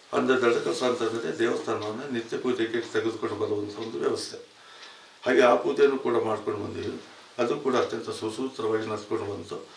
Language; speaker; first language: Kannada; native; Kannada